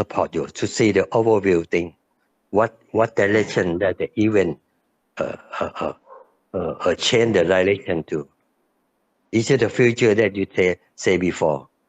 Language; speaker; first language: English; non-native, learner; Thai